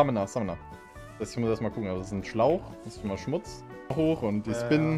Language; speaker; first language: German; native; German